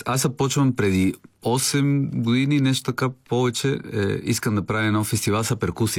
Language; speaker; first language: Bulgarian; non-native, learner; Spanish